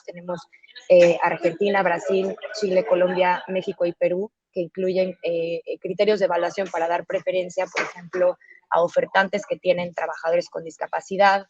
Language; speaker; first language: Spanish; native; Spanish